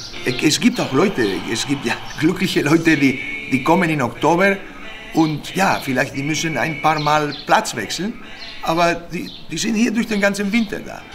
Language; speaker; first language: German; non-native, fluent; Spanish